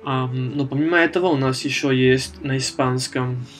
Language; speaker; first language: Russian; non-native, fluent; Spanish